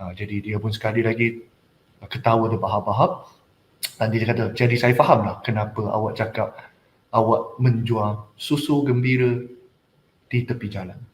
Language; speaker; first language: Malay; non-native, local second language; Chinese